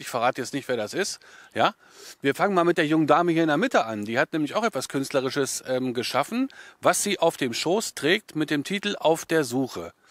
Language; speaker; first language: German; native; German